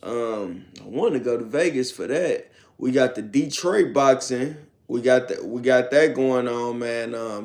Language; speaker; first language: English; native; English